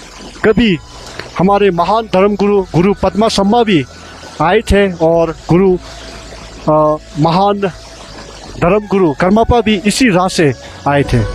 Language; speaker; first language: Hindi; native; Hindi